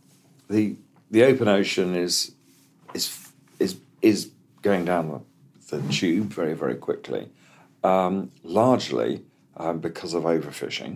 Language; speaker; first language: English; native; English